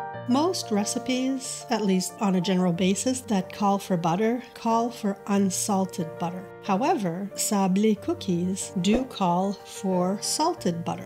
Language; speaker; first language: English; native; English